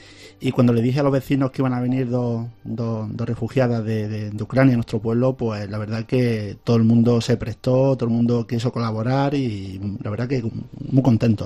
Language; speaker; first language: Spanish; native; Spanish